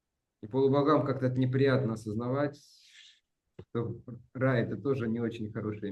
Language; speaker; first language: Russian; native; Russian